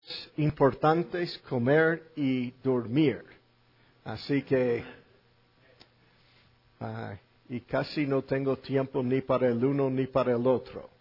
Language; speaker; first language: Spanish; non-native, fluent; English